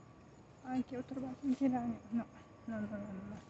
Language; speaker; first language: Italian; non-native, learner; Japanese